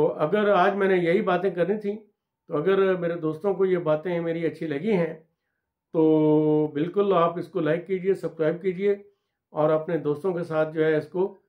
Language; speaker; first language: Urdu; non-native, local second language; Punjabi